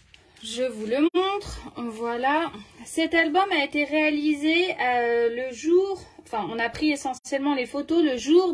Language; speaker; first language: French; native; French